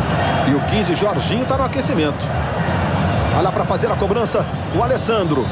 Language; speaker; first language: Portuguese; native; Portuguese